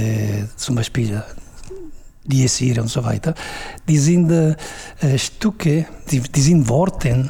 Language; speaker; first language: German; non-native, fluent; Italian